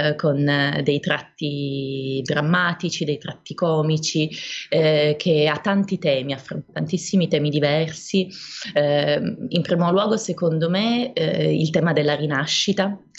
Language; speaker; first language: Italian; native; Italian